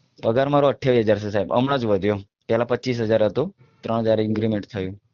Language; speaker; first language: Gujarati; native; Gujarati